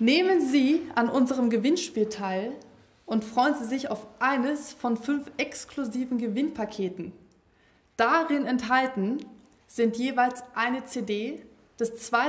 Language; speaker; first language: German; native; German